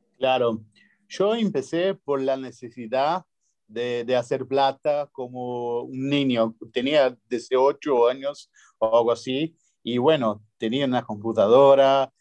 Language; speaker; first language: Spanish; non-native, fluent; Portuguese